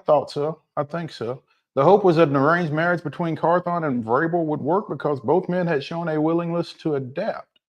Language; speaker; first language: English; native; English